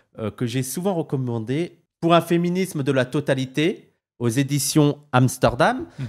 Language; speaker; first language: French; native; French